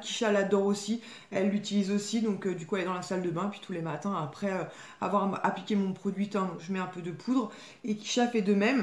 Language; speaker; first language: French; native; French